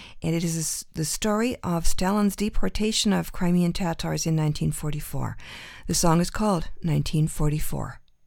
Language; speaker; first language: English; early bilingual, other home language; Ukrainian